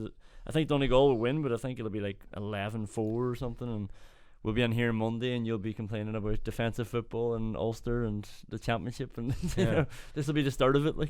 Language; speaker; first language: English; native; English